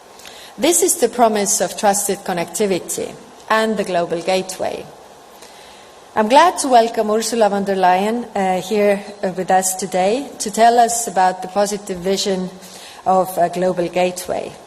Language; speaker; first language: English; non-native, fluent; Estonian